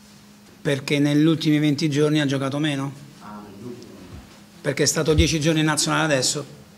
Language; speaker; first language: Italian; native; Italian